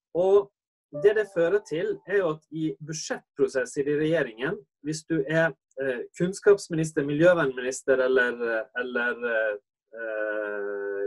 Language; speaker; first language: Norwegian; native; Norwegian